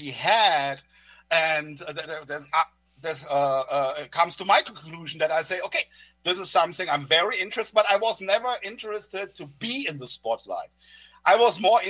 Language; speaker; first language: English; non-native, fluent; German